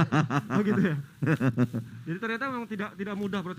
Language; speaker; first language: Indonesian; native; Indonesian